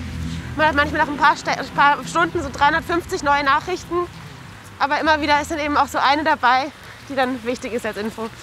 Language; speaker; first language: German; native; German